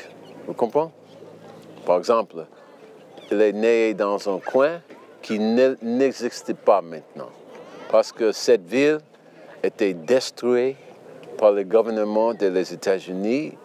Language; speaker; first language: French; non-native, learner; English